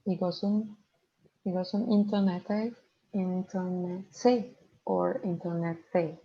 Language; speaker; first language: Korean; non-native, learner; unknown